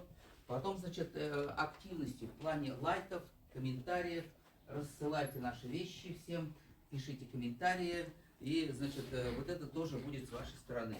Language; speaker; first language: Russian; native; Russian